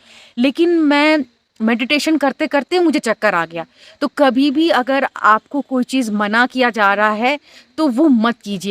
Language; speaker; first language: Hindi; native; Hindi